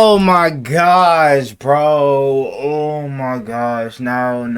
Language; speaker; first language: English; native; English